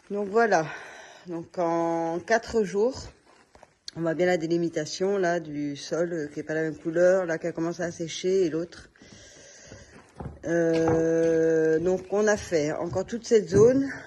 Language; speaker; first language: French; native; French